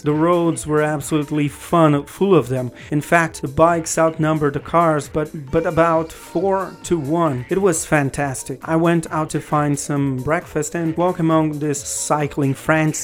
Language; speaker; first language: English; non-native, fluent; Portuguese